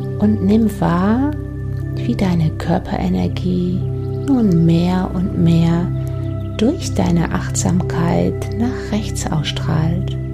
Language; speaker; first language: German; native; German